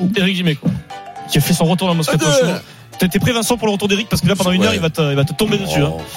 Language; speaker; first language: French; native; French